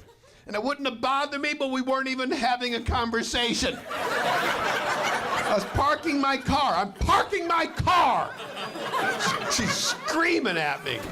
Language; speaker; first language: English; native; English